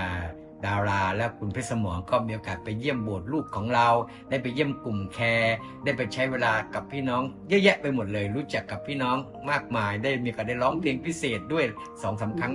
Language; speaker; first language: Thai; native; Thai